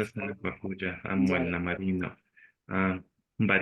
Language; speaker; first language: Swahili; non-native, learner; Spanish